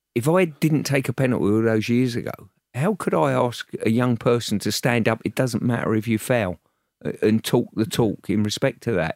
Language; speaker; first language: English; native; English